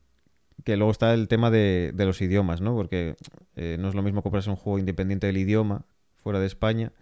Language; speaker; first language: Spanish; native; Spanish